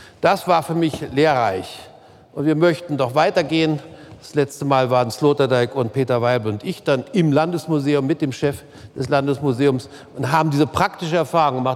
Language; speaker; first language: German; native; German